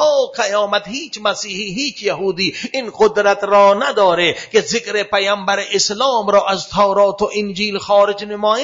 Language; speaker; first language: Persian; non-native, fluent; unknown